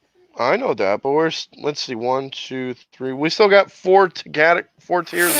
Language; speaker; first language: English; native; English